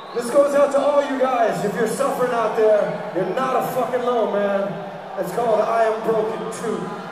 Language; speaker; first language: English; native; English